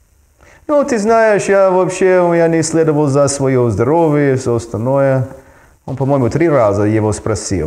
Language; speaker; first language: Russian; non-native, fluent; English